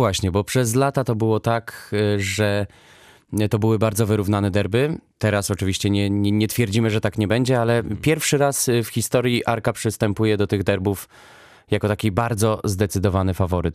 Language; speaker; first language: Polish; native; Polish